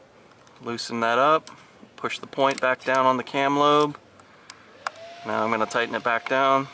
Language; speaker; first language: English; native; English